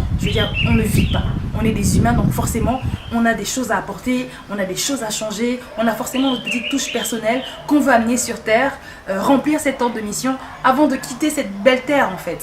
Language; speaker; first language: French; native; French